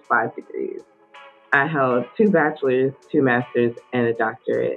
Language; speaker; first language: English; native; English